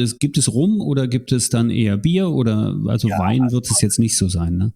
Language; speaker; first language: German; native; German